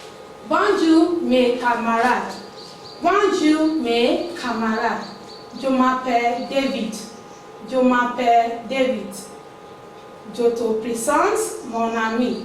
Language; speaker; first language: French; non-native, fluent; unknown